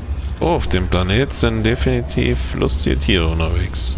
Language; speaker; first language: German; native; German